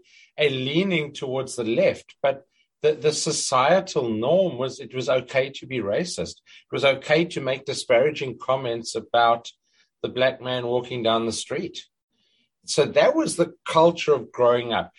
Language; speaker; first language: English; native; English